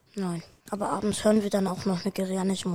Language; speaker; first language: German; early bilingual, other home language; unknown